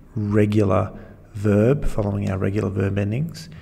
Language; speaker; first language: English; native; English